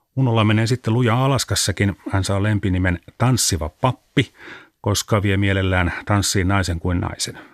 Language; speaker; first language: Finnish; native; Finnish